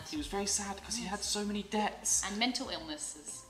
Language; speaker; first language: English; native; English